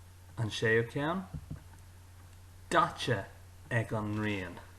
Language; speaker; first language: Irish; non-native, local second language; English